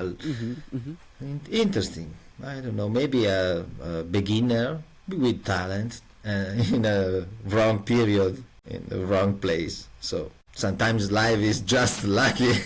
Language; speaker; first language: English; non-native, learner; Italian